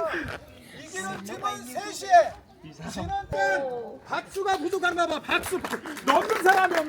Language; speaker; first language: Korean; native; Korean